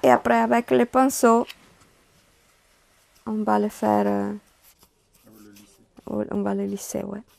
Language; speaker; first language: French; non-native, learner; Italian